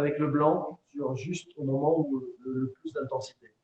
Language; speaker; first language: French; native; French